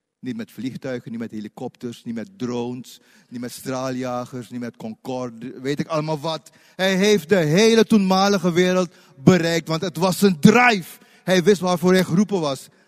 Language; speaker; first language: Dutch; native; Dutch